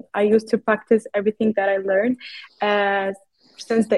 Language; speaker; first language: English; non-native, fluent; Arabic